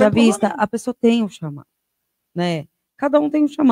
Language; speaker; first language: Portuguese; native; Portuguese